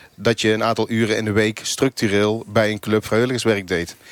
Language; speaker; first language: Dutch; native; Dutch